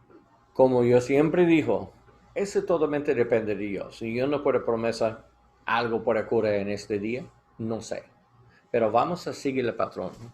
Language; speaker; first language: Spanish; non-native, learner; English